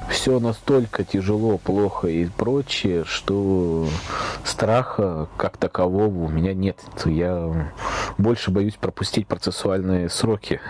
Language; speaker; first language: Russian; native; Russian